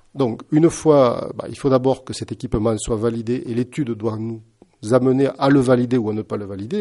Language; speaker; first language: French; native; French